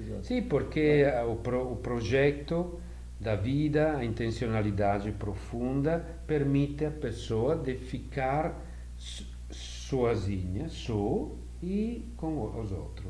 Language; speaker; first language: Portuguese; non-native, fluent; Italian